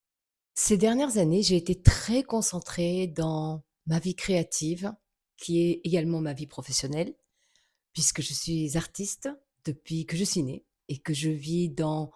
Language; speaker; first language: French; native; French